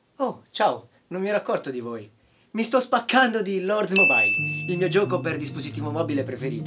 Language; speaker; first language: Italian; native; Italian